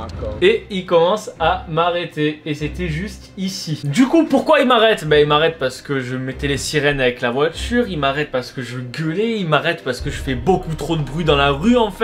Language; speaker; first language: French; native; French